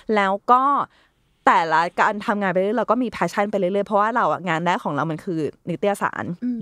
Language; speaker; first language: Thai; native; Thai